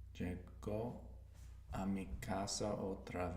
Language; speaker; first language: Spanish; non-native, learner; English